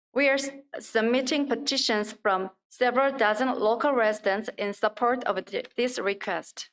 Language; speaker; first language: English; non-native, fluent; Korean